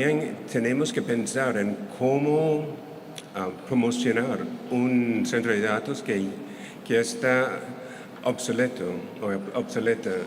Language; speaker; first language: Spanish; non-native, fluent; English